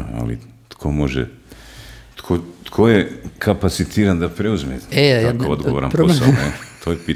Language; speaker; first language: Croatian; native; Croatian